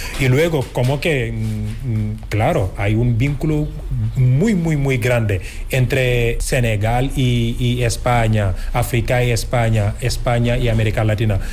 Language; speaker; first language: Spanish; non-native, fluent; Wolof